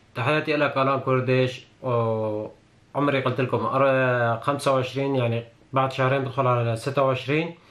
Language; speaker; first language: Arabic; non-native, local second language; Kurdish